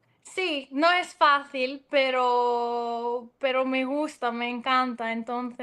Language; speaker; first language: Spanish; non-native, fluent; Greek